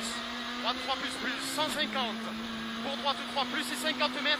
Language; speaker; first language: French; native; French